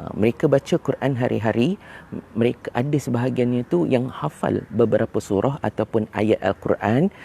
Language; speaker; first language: Malay; native; Malay